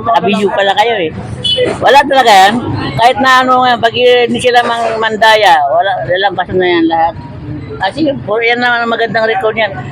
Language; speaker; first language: Filipino; native; Filipino